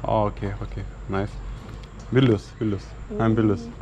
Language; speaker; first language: English; non-native, learner; Lithuanian